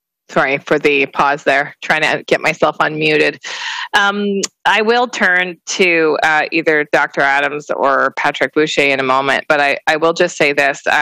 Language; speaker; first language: English; native; English